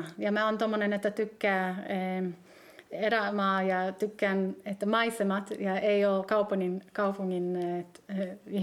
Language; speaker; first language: Finnish; early bilingual, heritage; Hebrew